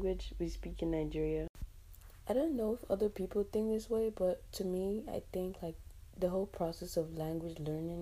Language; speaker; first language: English; native; English